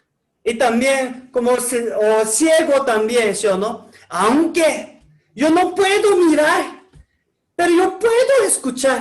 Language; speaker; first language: Spanish; non-native, learner; Korean